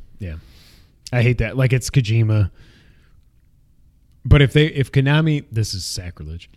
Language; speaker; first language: English; native; English